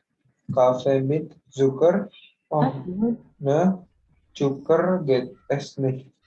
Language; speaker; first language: German; non-native, learner; Indonesian